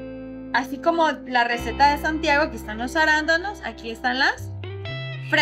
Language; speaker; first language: Spanish; native; Spanish